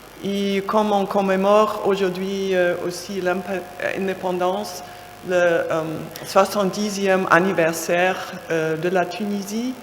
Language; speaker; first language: French; non-native, fluent; German